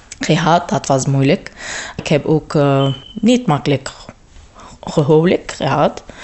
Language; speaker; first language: Dutch; non-native, learner; Arabic